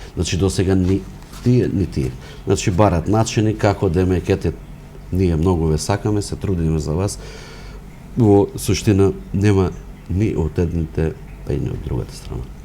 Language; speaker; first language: Macedonian; non-native, local second language; Romany